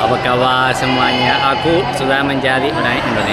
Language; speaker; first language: Indonesian; non-native, learner; Spanish